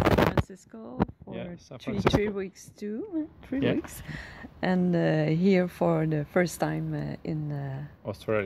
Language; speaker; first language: English; non-native, local second language; French